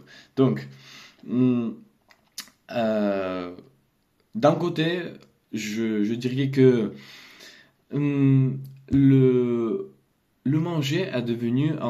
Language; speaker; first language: French; non-native, learner; Russian